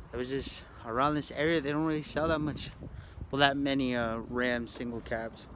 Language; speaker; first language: English; native; English